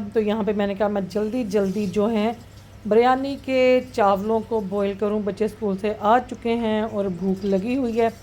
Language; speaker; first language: Urdu; non-native, local second language; Punjabi